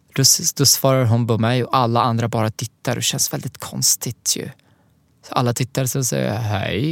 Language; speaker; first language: Swedish; non-native, learner; Arabic